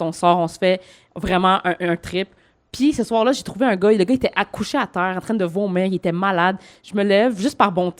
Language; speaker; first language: French; native; French